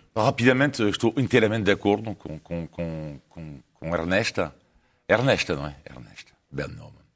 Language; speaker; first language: Portuguese; non-native, fluent; French